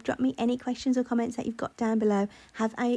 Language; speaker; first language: English; native; English